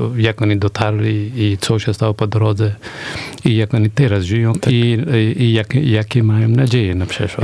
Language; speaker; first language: Polish; non-native, fluent; Persian